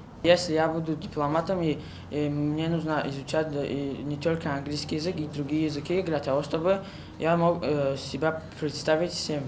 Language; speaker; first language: Russian; non-native, local second language; Tajik